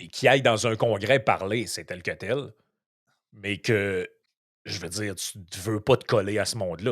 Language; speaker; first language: French; native; French